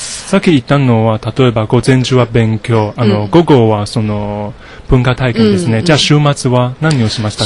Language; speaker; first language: Japanese; non-native, learner; Chinese